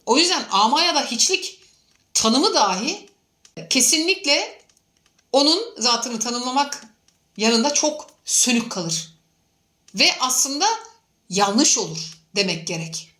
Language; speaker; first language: Turkish; native; Turkish